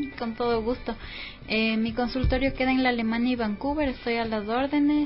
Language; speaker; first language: Spanish; native; Spanish